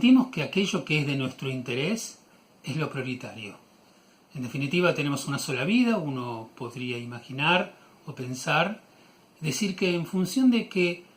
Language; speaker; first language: Spanish; native; Spanish